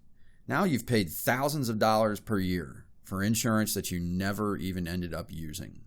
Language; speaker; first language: English; native; English